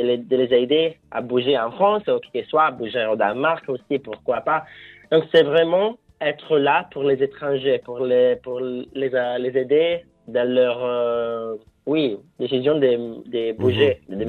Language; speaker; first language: French; non-native, fluent; Italian